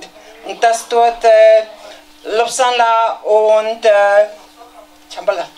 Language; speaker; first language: German; non-native, fluent; Tibetan